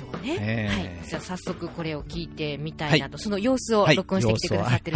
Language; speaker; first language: Japanese; native; Japanese